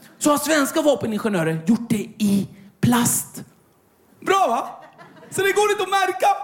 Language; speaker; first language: Swedish; early bilingual, other home language; Kurdish